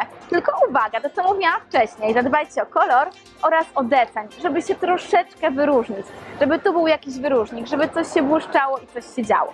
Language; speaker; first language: Polish; native; Polish